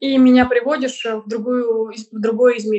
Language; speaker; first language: Russian; native; Russian